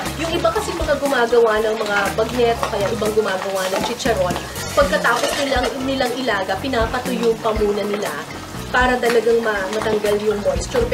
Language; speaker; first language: Filipino; non-native, local second language; Pampanga